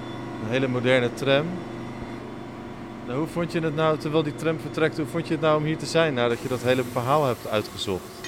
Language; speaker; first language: Dutch; native; Dutch